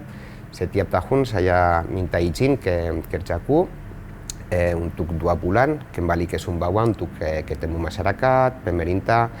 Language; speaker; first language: Indonesian; non-native, fluent; Spanish